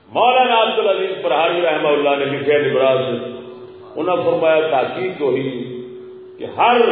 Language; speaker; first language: Urdu; non-native, local second language; Punjabi